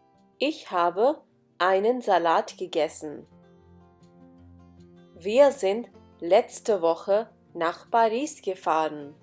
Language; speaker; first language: German; non-native, fluent; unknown